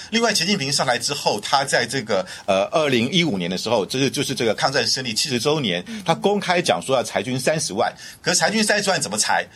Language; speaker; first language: Chinese; native; Chinese